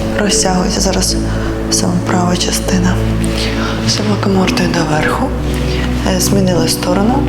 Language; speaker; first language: Ukrainian; native; Ukrainian